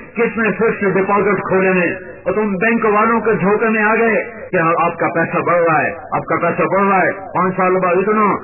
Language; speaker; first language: Urdu; non-native, local second language; Punjabi